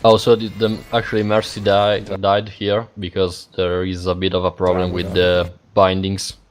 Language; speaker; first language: English; non-native, fluent; Italian